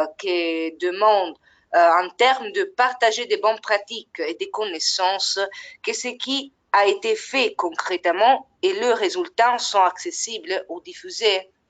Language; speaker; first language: French; non-native, fluent; Italian